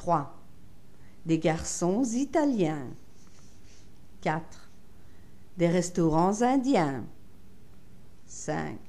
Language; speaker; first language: French; non-native, fluent; Italian